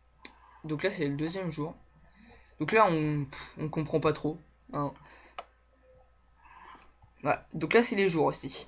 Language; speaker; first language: French; native; French